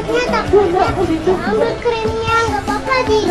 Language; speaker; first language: Indonesian; non-native, local second language; Batak Toba